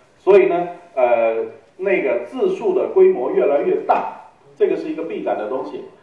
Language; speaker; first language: Chinese; native; Chinese